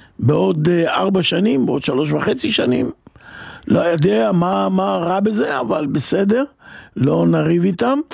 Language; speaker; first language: Hebrew; non-native, fluent; Spanish